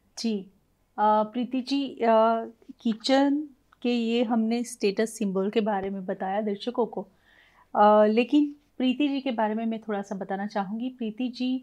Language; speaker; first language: Hindi; non-native, local second language; Gujarati